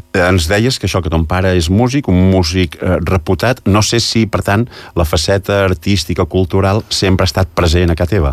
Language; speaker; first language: Catalan; native; Catalan